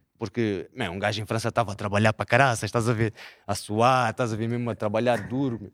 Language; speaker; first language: Portuguese; native; Portuguese